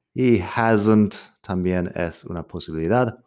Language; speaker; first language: Spanish; non-native, fluent; English